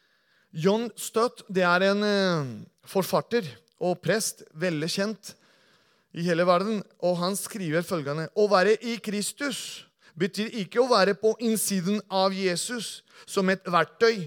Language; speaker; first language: Norwegian; non-native, fluent; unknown